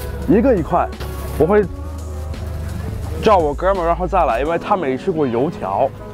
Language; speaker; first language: Chinese; non-native, fluent; English